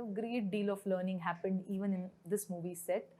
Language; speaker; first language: Telugu; non-native, local second language; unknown